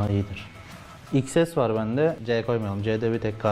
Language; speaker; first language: Turkish; native; Turkish